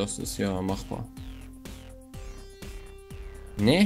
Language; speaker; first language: German; native; German